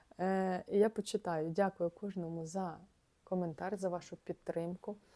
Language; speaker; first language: Ukrainian; non-native, local second language; Russian